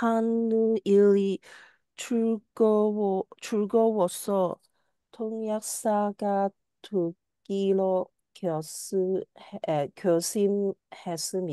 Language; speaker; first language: Korean; non-native, learner; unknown